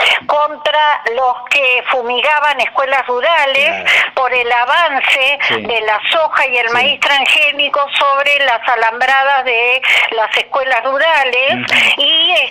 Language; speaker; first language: Spanish; native; Spanish